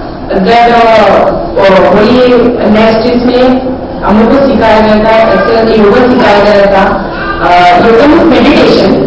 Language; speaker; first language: Hindi; non-native, local second language; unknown